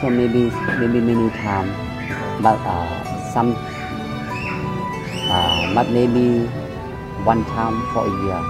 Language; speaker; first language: English; non-native, learner; Lao